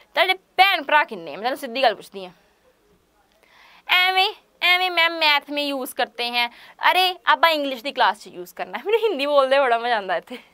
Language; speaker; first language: Hindi; non-native, local second language; Punjabi